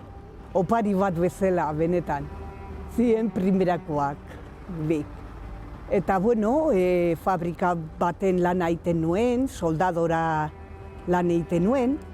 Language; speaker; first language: Basque; non-native, local second language; Spanish